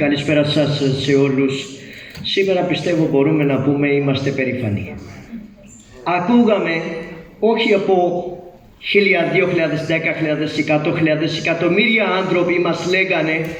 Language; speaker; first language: Greek; non-native, fluent; Urdu